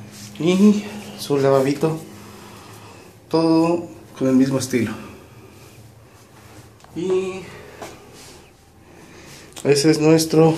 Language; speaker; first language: Spanish; native; Spanish